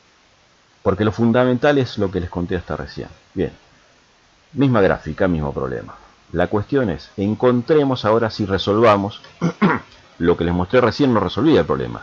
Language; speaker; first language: Spanish; native; Spanish